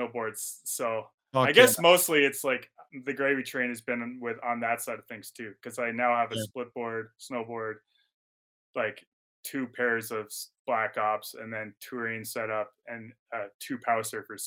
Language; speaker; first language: English; native; English